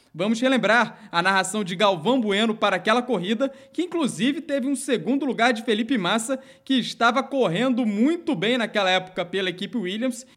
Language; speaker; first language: Portuguese; native; Portuguese